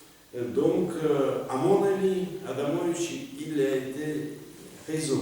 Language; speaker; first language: French; non-native, learner; Russian